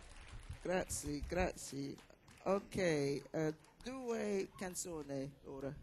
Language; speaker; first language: Italian; non-native, learner; English